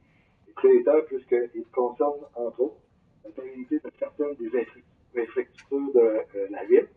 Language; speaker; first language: French; native; French